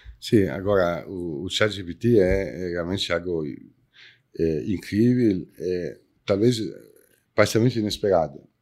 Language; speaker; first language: Portuguese; non-native, fluent; Italian